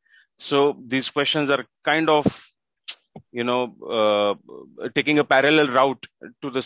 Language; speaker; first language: English; non-native, local second language; Marathi